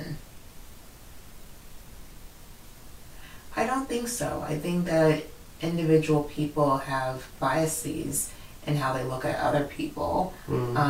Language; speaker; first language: English; native; English